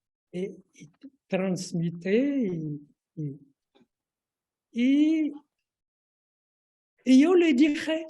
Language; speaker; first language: Spanish; non-native, fluent; French